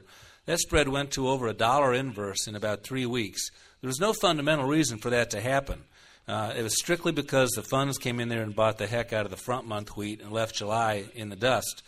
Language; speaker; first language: English; native; English